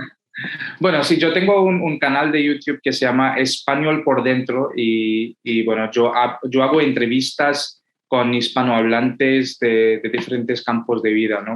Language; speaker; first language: Spanish; non-native, fluent; Hindi